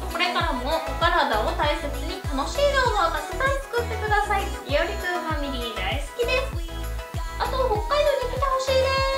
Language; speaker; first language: Japanese; native; Japanese